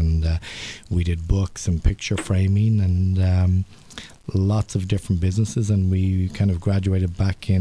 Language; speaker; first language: English; native; English